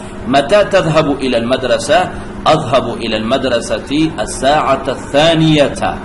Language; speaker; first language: Arabic; non-native, fluent; Urdu